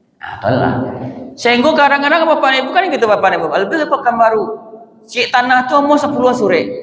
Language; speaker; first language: Malay; non-native, local second language; Minangkabau